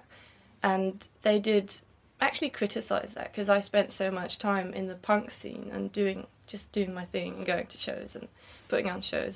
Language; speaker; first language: English; non-native, fluent; German